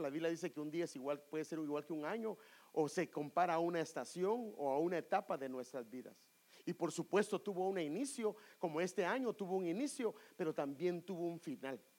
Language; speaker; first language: Spanish; native; Spanish